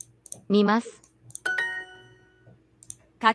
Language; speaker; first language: Japanese; non-native, learner; English